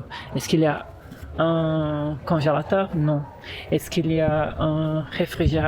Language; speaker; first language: French; non-native, fluent; Portuguese